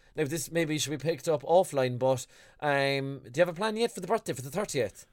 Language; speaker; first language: English; native; English